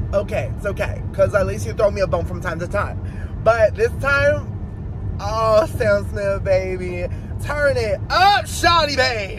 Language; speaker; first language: English; native; English